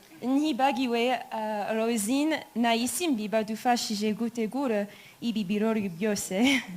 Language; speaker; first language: Kinyarwanda; non-native, learner; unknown